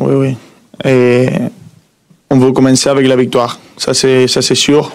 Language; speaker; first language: French; non-native, fluent; Spanish